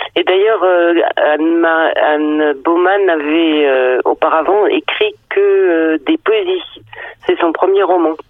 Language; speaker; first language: French; early bilingual, other home language; Danish